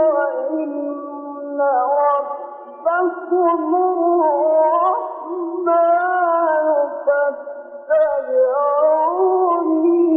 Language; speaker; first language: Arabic; native; Arabic